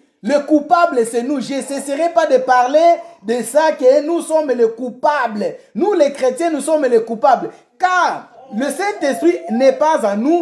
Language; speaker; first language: French; non-native, local second language; Lingala